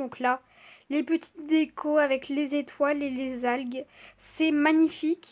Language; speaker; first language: French; native; French